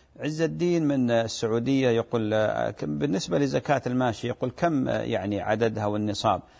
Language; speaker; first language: Arabic; native; Arabic